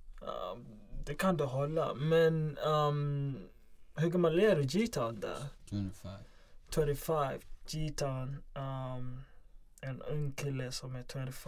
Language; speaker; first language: Swedish; non-native, local second language; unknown